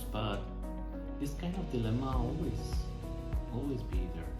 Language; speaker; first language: English; non-native, learner; Spanish